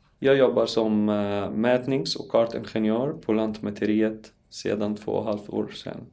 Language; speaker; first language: Swedish; non-native, learner; Arabic